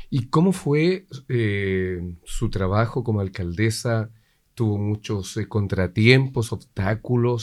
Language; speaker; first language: Spanish; native; Spanish